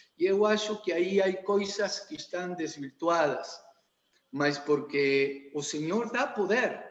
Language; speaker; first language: Portuguese; non-native, learner; Spanish